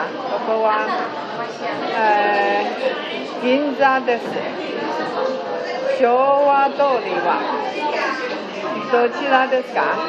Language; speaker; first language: Japanese; non-native, learner; Chinese